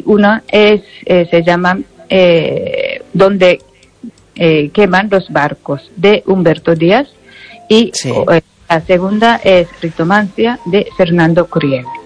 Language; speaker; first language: Spanish; non-native, learner; Japanese